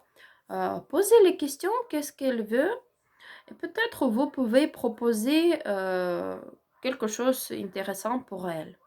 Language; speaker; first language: French; non-native, learner; Ukrainian